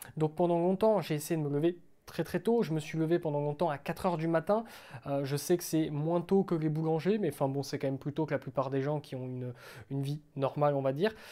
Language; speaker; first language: French; native; French